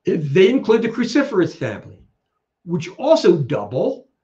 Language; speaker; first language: English; native; English